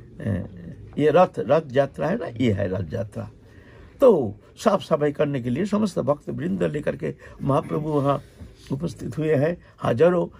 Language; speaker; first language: Hindi; non-native, local second language; Bangla